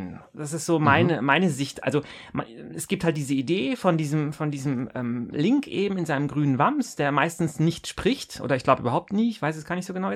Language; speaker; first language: German; native; German